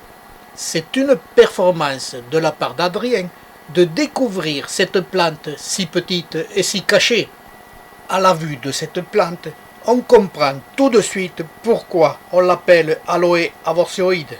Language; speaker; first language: French; native; French